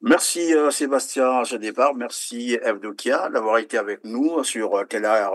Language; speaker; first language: French; native; French